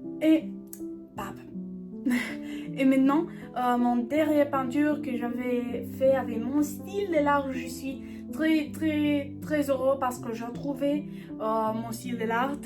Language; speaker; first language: French; non-native, learner; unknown